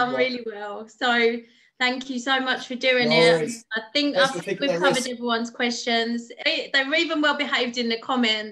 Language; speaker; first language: English; native; English